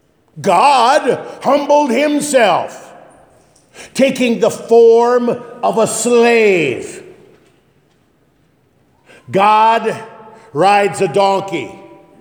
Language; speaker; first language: English; native; English